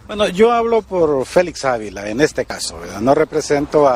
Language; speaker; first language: Spanish; native; Spanish